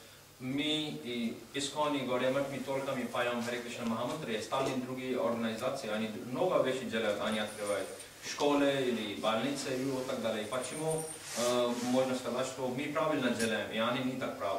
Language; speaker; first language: Russian; non-native, learner; Hindi